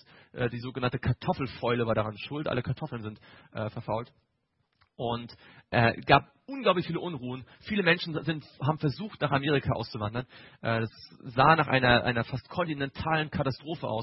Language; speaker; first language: German; native; German